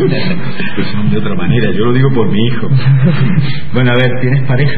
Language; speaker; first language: Spanish; native; Spanish